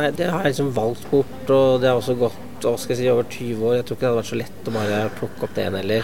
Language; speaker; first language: Norwegian; native; Norwegian